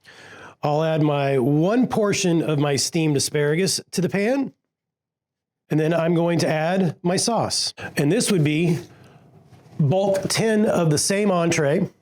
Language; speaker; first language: English; native; English